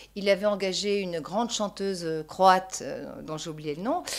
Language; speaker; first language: French; native; French